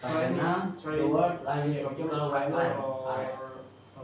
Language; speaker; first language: English; non-native, learner; Indonesian